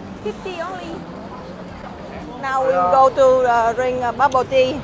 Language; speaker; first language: English; non-native, learner; Vietnamese